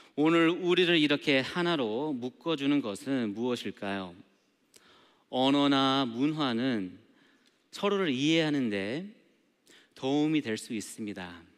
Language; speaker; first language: Korean; non-native, learner; English